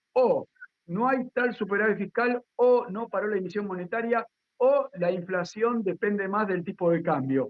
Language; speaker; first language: Spanish; native; Spanish